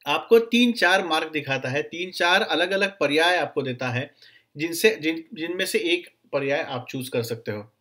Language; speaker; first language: Hindi; non-native, local second language; Marathi